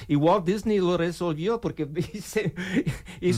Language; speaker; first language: Spanish; non-native, learner; English